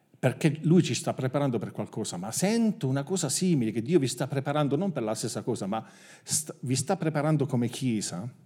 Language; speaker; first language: Italian; native; Italian